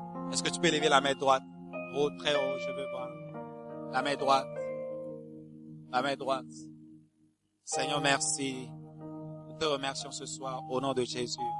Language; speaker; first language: French; non-native, fluent; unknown